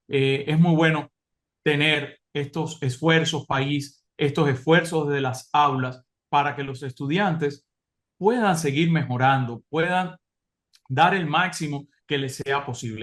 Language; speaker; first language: Spanish; native; Spanish